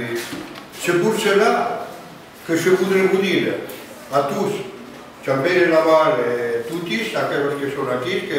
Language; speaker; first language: French; early bilingual, other home language; Spanish